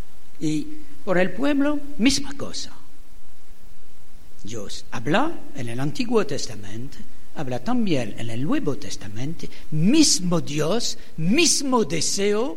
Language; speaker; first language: Spanish; non-native, fluent; French